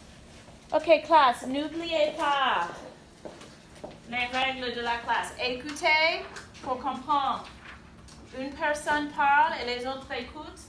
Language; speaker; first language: French; non-native, fluent; English